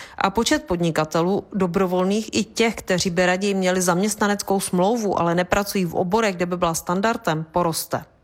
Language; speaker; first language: Czech; native; Czech